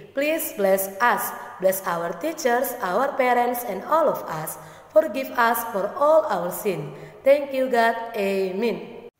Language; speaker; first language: English; non-native, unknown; Indonesian